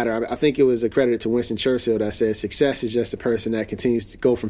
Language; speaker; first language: English; native; English